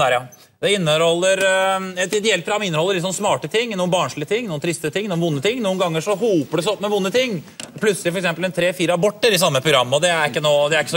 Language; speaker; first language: Norwegian; native; Norwegian